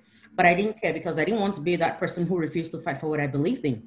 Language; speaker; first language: English; non-native, local second language; Igbo